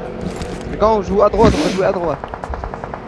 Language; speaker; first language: French; native; French